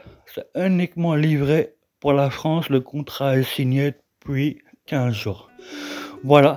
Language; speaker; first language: French; native; French